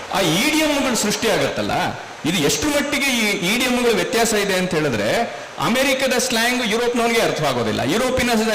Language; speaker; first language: Kannada; non-native, local second language; Telugu